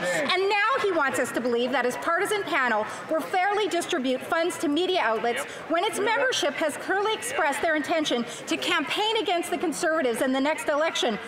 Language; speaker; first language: English; native; English